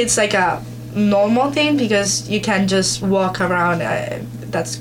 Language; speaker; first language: English; non-native, learner; Italian